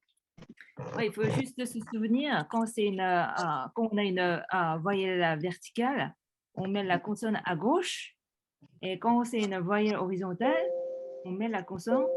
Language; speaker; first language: French; early bilingual, other home language; Korean